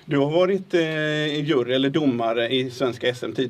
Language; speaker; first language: Swedish; native; Swedish